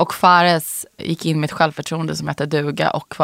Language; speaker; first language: Swedish; native; Swedish